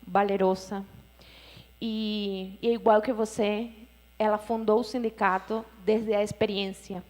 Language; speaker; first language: Portuguese; non-native, fluent; Spanish